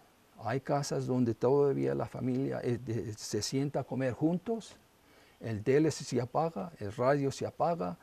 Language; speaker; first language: Spanish; non-native, local second language; English